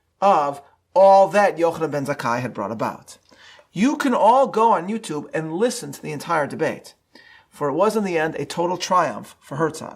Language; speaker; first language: English; native; English